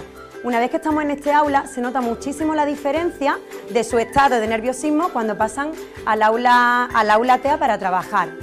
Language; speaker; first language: Spanish; native; Spanish